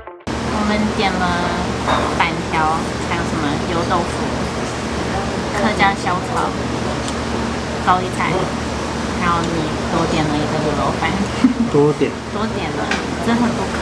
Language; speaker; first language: Chinese; non-native, fluent; English